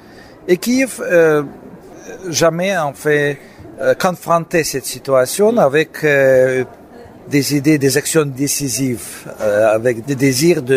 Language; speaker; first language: French; non-native, fluent; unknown